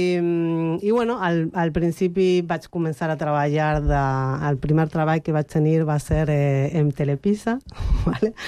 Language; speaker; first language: Catalan; non-native, learner; Spanish